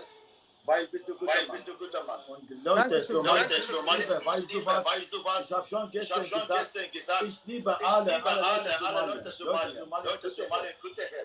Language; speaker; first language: German; non-native, learner; Arabic